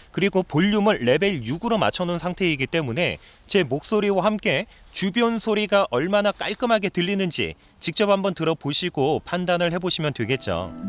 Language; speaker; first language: Korean; native; Korean